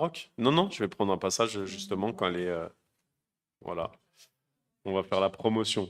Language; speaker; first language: French; native; French